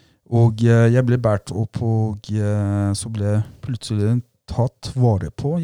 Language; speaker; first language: Norwegian; non-native, fluent; Persian